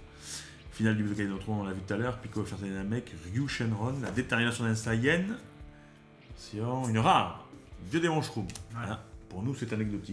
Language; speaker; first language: French; native; French